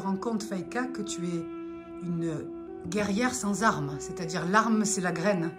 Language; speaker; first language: French; native; French